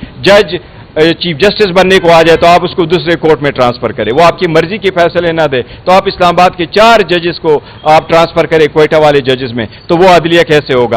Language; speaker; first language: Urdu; non-native, local second language; Pashto